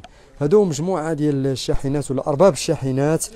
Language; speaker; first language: Arabic; native; Arabic